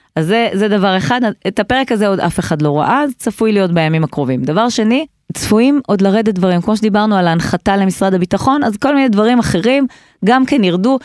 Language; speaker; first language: Hebrew; native; Hebrew